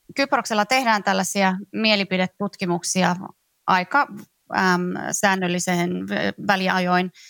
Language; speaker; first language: Finnish; native; Finnish